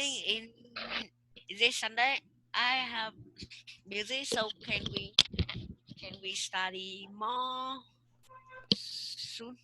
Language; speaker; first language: English; non-native, learner; Vietnamese